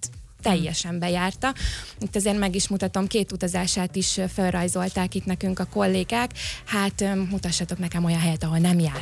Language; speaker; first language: Hungarian; native; Hungarian